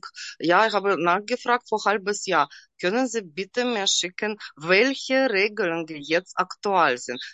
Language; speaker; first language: German; non-native, learner; Russian